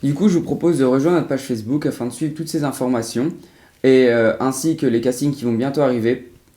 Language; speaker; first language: French; native; French